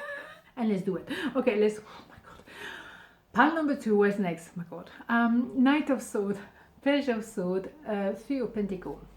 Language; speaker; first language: English; non-native, fluent; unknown